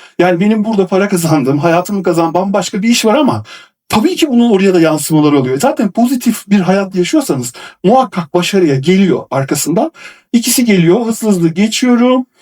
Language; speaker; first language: Turkish; native; Turkish